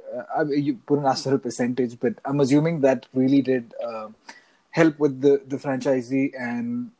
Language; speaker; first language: English; non-native, local second language; Hindi